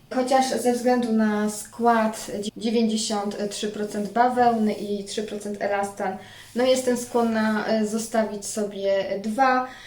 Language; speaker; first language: Polish; native; Polish